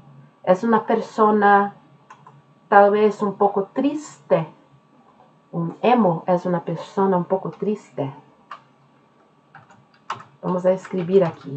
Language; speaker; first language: Spanish; non-native, fluent; Norwegian